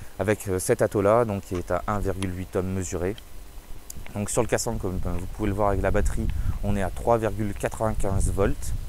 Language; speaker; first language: French; native; French